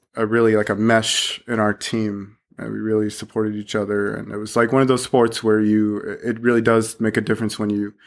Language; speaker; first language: English; early bilingual, other home language; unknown